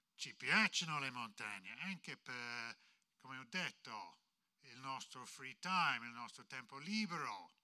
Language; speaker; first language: Italian; non-native, fluent; English